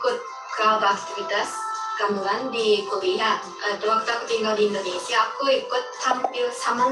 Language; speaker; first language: Indonesian; non-native, fluent; Japanese